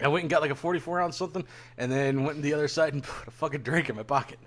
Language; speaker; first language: English; native; English